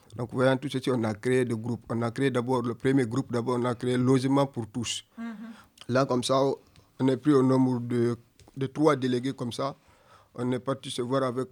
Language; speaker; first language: French; non-native, local second language; Fula